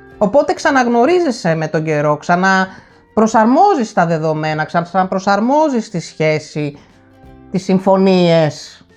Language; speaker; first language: Greek; early bilingual, heritage; Greek